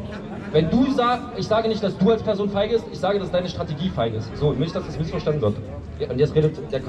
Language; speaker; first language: German; native; German